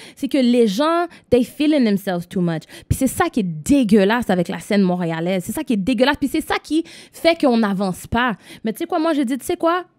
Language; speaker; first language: French; non-native, local second language; English